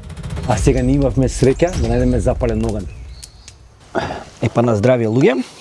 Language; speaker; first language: Macedonian; native; Macedonian